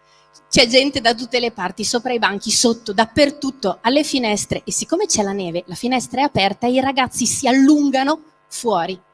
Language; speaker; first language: Italian; native; Italian